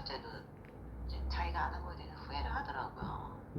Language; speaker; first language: Korean; native; Korean